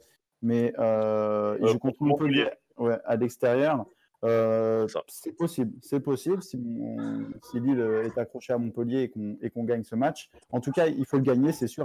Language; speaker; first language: French; native; French